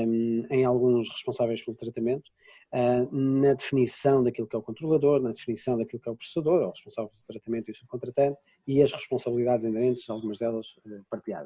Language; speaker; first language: Portuguese; native; Portuguese